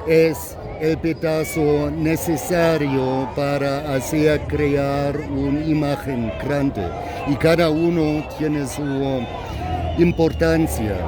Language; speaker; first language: Spanish; non-native, fluent; German